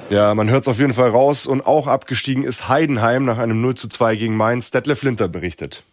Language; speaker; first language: German; native; German